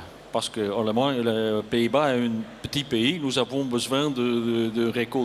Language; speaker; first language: French; non-native, learner; Dutch